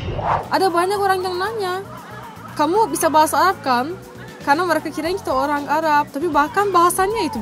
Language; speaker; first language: Indonesian; non-native, fluent; Turkish